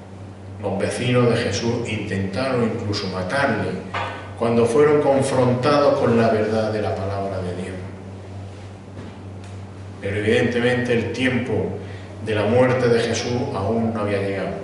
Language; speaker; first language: Spanish; native; Spanish